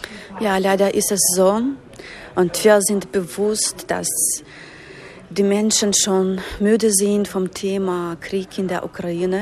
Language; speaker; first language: German; non-native, fluent; Ukrainian